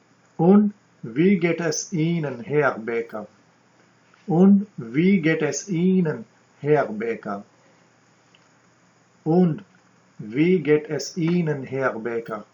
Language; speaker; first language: German; non-native, learner; Urdu